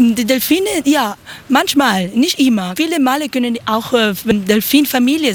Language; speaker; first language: German; non-native, learner; Spanish